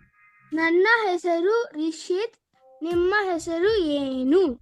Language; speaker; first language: Kannada; non-native, learner; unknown